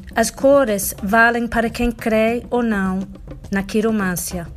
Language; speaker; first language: Portuguese; non-native, fluent; English